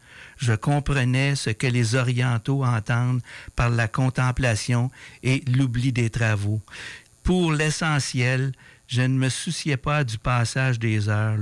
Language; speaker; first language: French; native; French